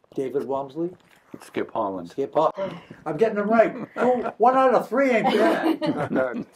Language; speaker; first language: English; native; English